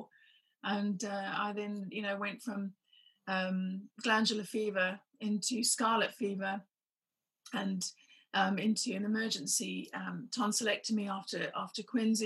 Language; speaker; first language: English; native; English